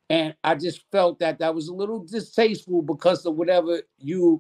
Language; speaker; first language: English; native; English